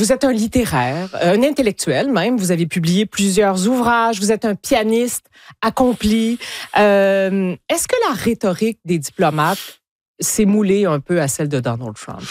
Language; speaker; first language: French; native; French